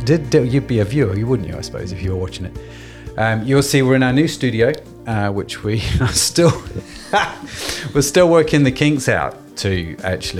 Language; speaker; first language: English; native; English